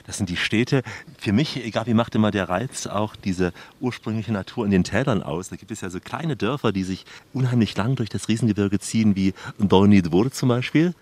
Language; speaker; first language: German; native; German